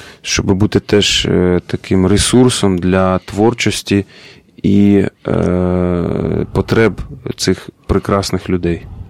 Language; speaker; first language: Ukrainian; native; Ukrainian